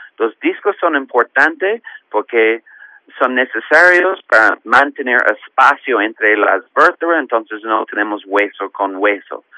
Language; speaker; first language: Spanish; non-native, fluent; English